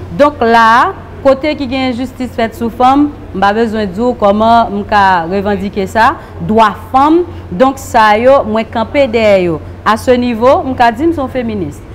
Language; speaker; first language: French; non-native, local second language; Haitian Creole